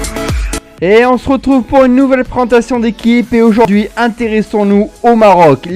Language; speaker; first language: French; native; French